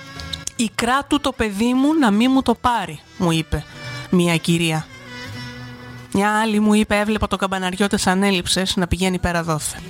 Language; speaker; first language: Greek; native; Greek